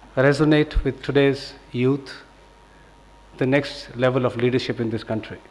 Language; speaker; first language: English; non-native, local second language; Punjabi